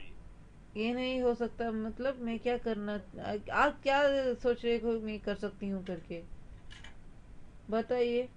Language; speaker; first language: Hindi; non-native, local second language; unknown